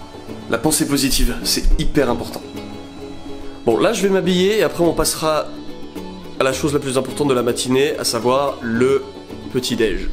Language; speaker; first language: French; native; French